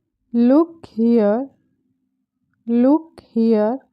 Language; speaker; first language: English; non-native, fluent; Hindi